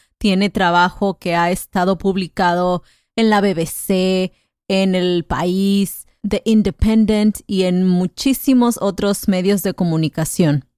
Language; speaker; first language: Spanish; native; Spanish